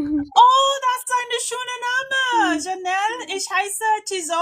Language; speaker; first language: German; non-native, fluent; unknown